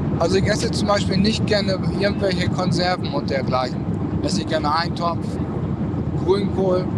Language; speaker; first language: German; native; German